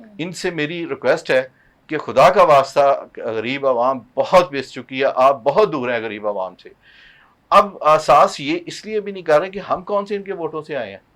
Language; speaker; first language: Urdu; non-native, local second language; Punjabi